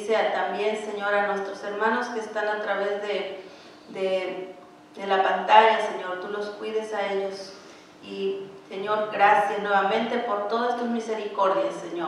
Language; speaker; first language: Spanish; native; Spanish